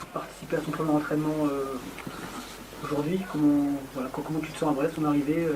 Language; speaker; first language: French; native; French